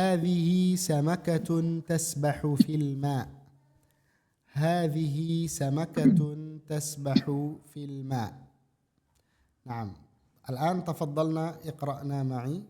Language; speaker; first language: Arabic; non-native, fluent; Indonesian